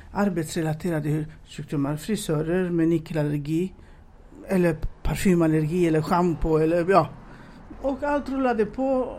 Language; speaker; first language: Swedish; non-native, fluent; Romanian